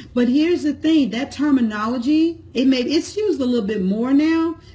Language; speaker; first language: English; native; English